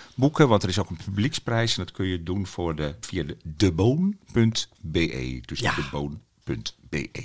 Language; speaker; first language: Dutch; native; Dutch